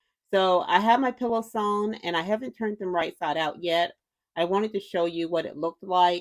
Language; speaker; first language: English; native; English